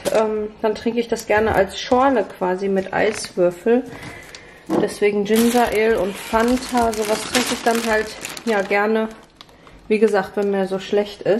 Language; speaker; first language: German; native; German